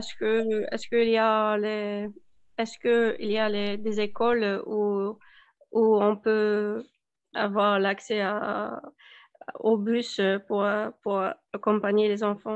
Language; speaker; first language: French; non-native, learner; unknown